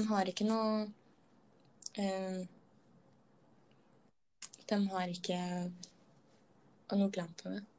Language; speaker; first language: Norwegian; native; Norwegian